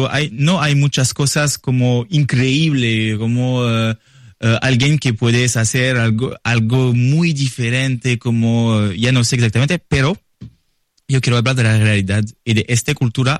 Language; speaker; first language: Spanish; non-native, learner; French